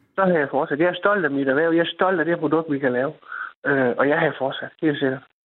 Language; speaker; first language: Danish; native; Danish